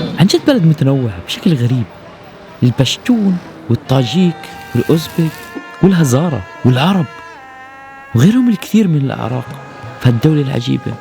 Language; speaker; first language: Arabic; native; Arabic